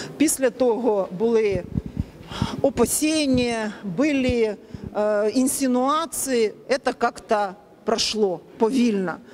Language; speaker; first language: Ukrainian; non-native, local second language; Russian